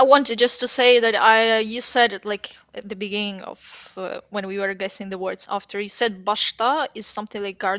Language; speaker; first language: English; non-native, fluent; Ukrainian